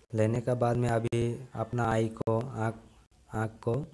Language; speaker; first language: Hindi; non-native, local second language; Bangla